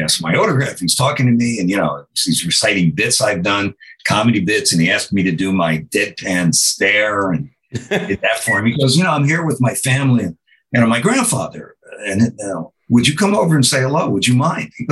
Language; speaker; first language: English; native; English